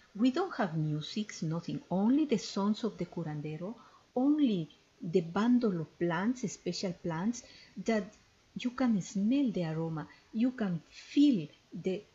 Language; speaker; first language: English; non-native, fluent; Spanish